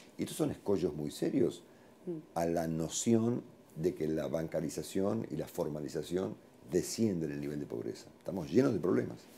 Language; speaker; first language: Spanish; native; Spanish